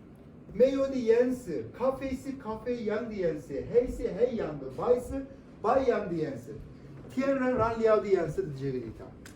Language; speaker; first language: Chinese; non-native, learner; Turkish